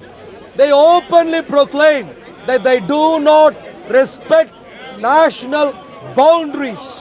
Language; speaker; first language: English; non-native, fluent; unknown